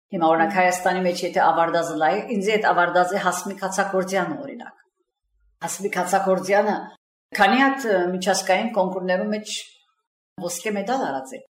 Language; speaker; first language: Armenian; early bilingual, heritage; Armenian